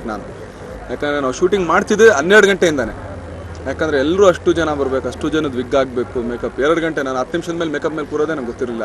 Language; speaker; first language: Kannada; native; Kannada